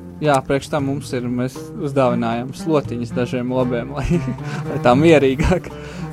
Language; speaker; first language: Latvian; native; Latvian